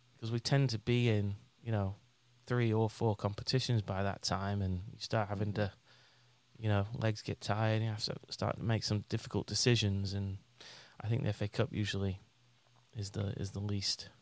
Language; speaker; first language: English; native; English